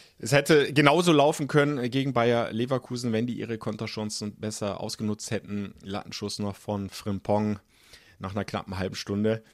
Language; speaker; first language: German; native; German